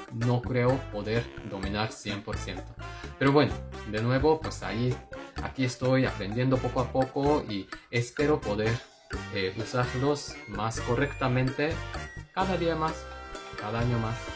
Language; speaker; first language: Spanish; non-native, fluent; Japanese